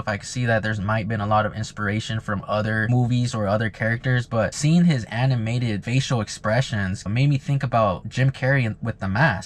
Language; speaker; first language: English; native; English